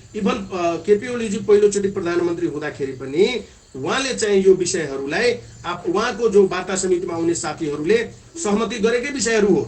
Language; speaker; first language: Nepali; non-native, local second language; Maithili